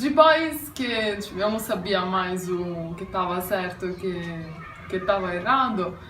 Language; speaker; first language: Portuguese; non-native, fluent; Italian